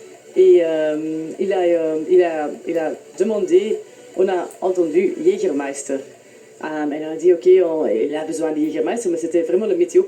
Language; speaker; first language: French; non-native, local second language; Dutch